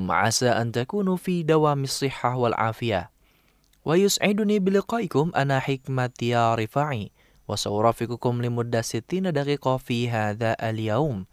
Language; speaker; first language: Arabic; non-native, fluent; Indonesian